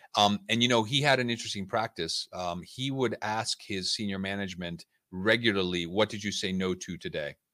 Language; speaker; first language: English; native; English